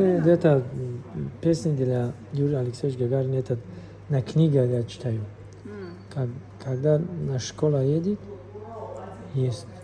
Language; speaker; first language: Russian; non-native, learner; Tajik